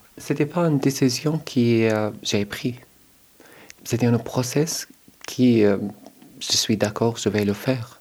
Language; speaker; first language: French; non-native, learner; Arabic